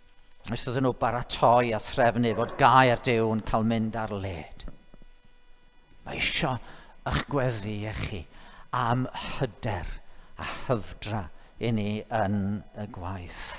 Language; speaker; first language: Welsh; native; Welsh